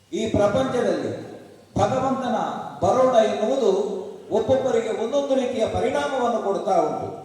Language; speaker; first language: Kannada; native; Kannada